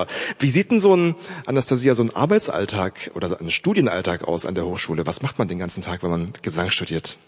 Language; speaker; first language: German; native; German